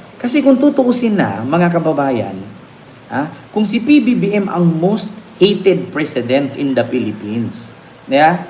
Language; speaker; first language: Filipino; non-native, local second language; Cebuano